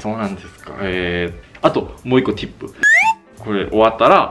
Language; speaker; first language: Japanese; non-native, fluent; Korean